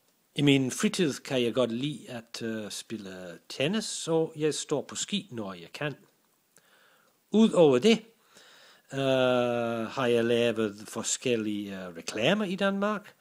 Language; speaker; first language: Danish; non-native, fluent; English